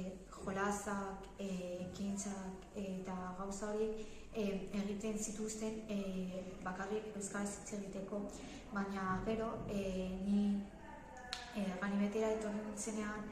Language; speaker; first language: Basque; non-native, local second language; Spanish